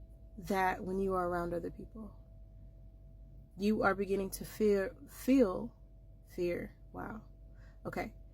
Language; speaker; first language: English; native; English